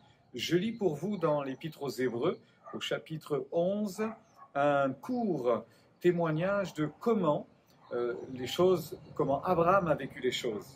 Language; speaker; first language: French; native; French